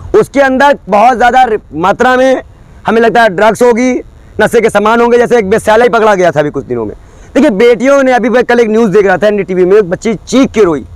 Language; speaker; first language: Hindi; native; Hindi